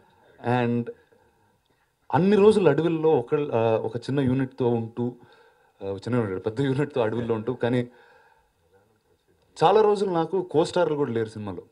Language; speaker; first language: Telugu; native; Telugu